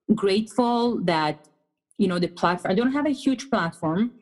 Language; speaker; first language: English; non-native, fluent; Hebrew